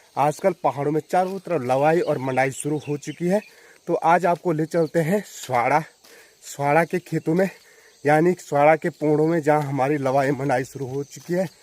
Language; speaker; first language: Hindi; non-native, local second language; Garhwali